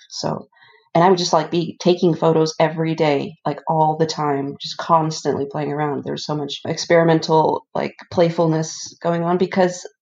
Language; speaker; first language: English; early bilingual, other home language; Icelandic